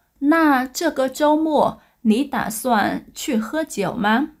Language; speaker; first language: Chinese; non-native, learner; Vietnamese